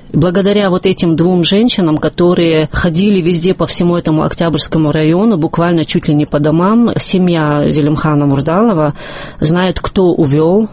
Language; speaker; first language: Russian; non-native, local second language; Chechen